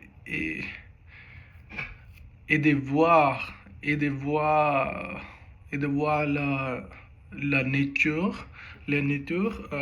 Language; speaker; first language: French; non-native, learner; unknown